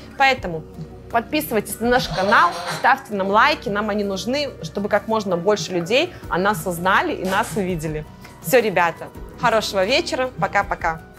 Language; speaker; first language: Russian; native; Russian